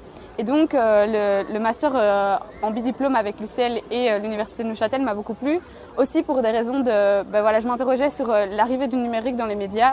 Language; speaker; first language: French; native; French